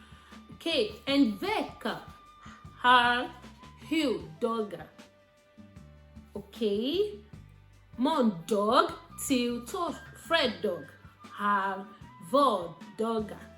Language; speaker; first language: Swedish; non-native, learner; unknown